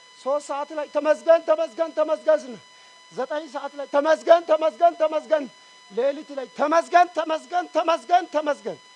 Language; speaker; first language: Amharic; non-native, local second language; Wolaytta